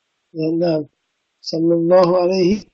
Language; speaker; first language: Arabic; non-native, fluent; English